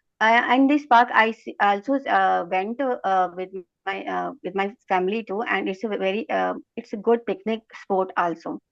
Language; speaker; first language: English; non-native, learner; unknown